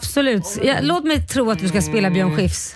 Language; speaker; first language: Swedish; native; Swedish